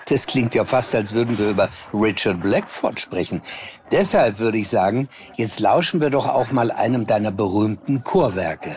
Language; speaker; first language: German; native; German